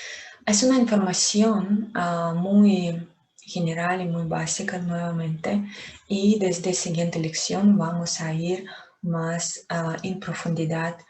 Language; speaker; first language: Spanish; non-native, fluent; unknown